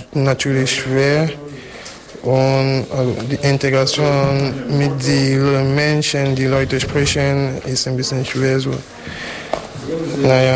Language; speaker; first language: German; non-native, learner; French